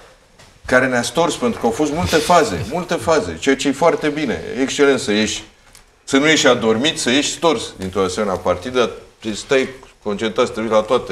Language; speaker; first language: Romanian; native; Romanian